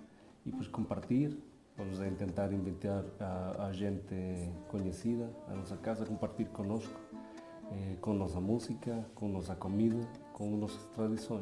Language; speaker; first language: Portuguese; non-native, fluent; Spanish